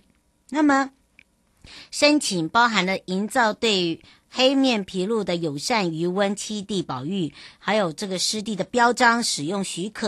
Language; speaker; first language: Chinese; native; Chinese